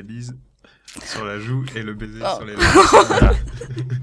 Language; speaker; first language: French; native; French